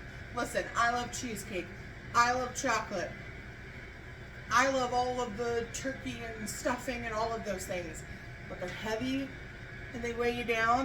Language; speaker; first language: English; native; English